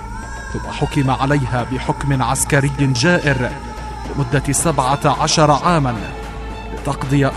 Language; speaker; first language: Arabic; native; Arabic